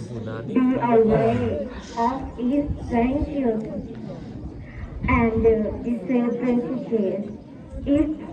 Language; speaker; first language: English; non-native, learner; Thai